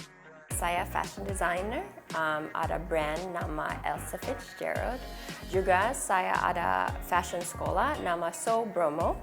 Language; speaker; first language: Indonesian; non-native, learner; English